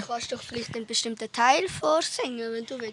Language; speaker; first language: German; native; German